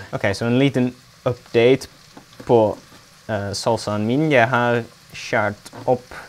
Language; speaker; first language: Norwegian; non-native, learner; Dutch